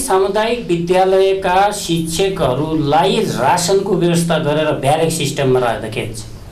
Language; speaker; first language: Nepali; native; Nepali